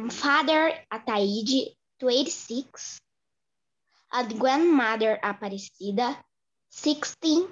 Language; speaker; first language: English; non-native, learner; Portuguese